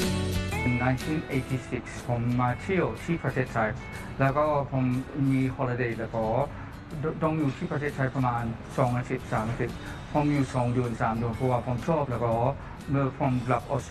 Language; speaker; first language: Thai; non-native, fluent; English